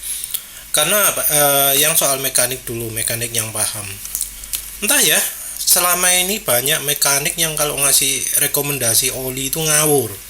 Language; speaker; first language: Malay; non-native, local second language; Javanese